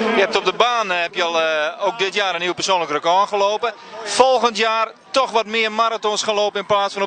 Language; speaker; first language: Dutch; native; Dutch